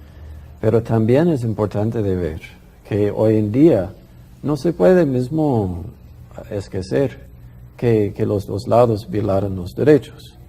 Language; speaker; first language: Spanish; non-native, fluent; English